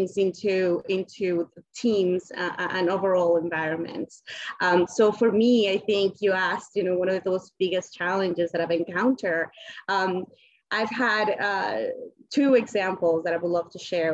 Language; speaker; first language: English; non-native, fluent; Spanish